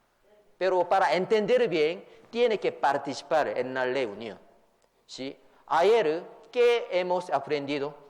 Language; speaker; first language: Spanish; non-native, fluent; Korean